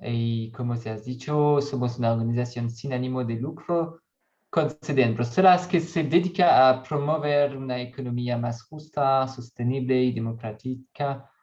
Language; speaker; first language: Spanish; non-native, learner; French